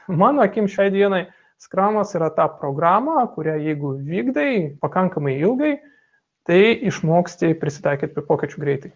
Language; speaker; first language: Lithuanian; non-native, local second language; Russian